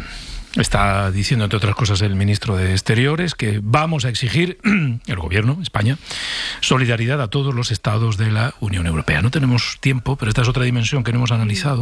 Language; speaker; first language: Spanish; native; Spanish